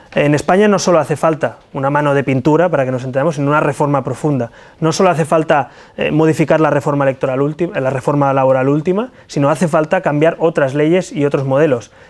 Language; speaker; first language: Spanish; native; Spanish